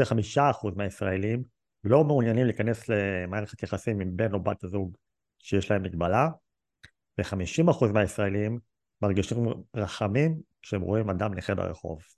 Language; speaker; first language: Hebrew; native; Hebrew